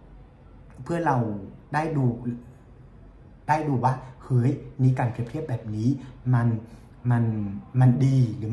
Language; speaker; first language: Thai; non-native, fluent; Vietnamese